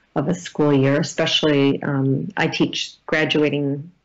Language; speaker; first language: English; native; English